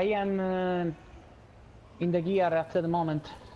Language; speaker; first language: English; non-native, learner; Italian